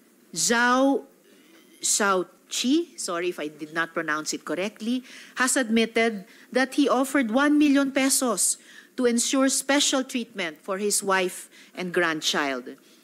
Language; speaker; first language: English; non-native, local second language; Filipino